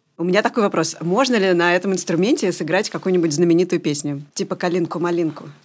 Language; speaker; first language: Russian; native; Russian